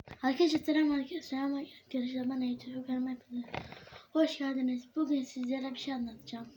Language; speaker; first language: Turkish; early bilingual, heritage; Turkish